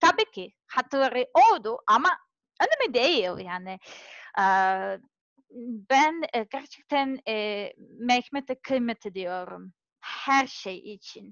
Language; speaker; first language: Turkish; non-native, learner; Serbian